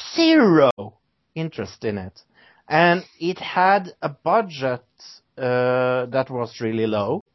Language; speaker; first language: English; non-native, fluent; Norwegian